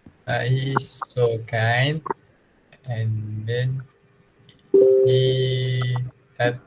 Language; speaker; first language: English; non-native, local second language; Malay